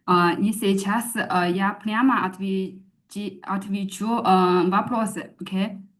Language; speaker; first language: Russian; non-native, learner; Chinese